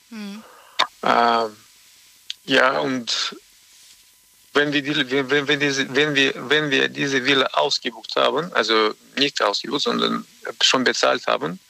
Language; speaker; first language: German; non-native, learner; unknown